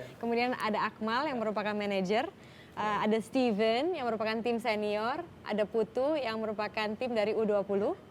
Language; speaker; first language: Indonesian; native; Indonesian